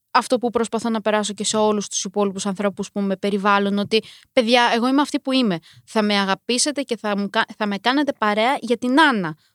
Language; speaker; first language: Greek; early bilingual, other home language; Romanian